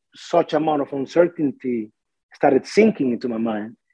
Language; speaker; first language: English; non-native, fluent; Spanish